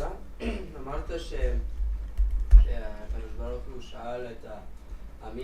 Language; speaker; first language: Hebrew; non-native, learner; English